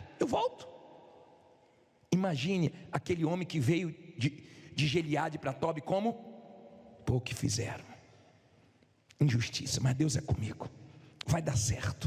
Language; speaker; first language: Portuguese; native; Portuguese